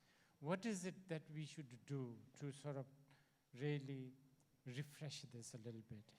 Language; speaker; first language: English; non-native, learner; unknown